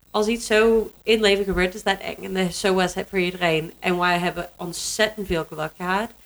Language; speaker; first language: Dutch; non-native, learner; English